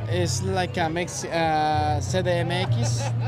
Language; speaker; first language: English; non-native, learner; Spanish